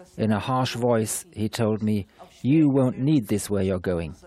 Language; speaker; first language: English; non-native, fluent; German